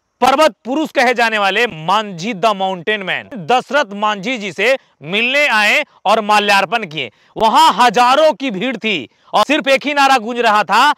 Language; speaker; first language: Hindi; native; Hindi